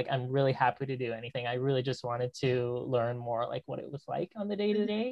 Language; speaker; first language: English; native; English